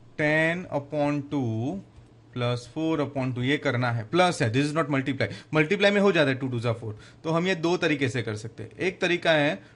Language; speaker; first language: Hindi; non-native, local second language; Gujarati